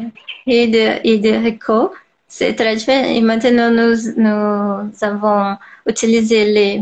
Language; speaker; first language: French; non-native, learner; Portuguese